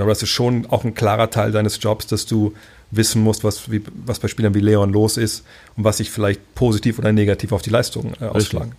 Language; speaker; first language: German; native; German